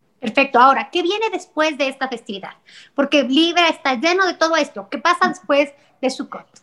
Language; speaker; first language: Spanish; native; Spanish